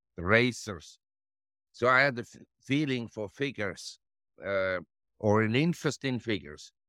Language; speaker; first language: English; non-native, fluent; German